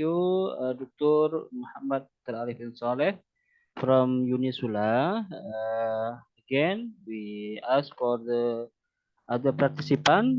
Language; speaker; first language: English; non-native, learner; Indonesian